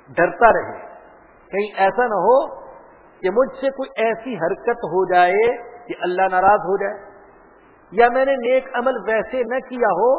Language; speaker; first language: Urdu; non-native, local second language; Punjabi